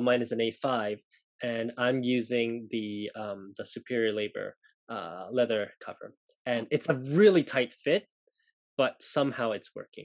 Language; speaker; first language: English; non-native, local second language; Cantonese